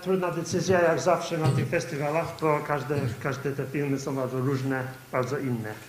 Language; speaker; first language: Polish; early bilingual, heritage; Polish